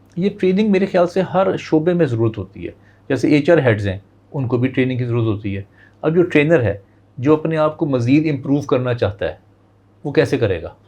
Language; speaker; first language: Urdu; non-native, local second language; Punjabi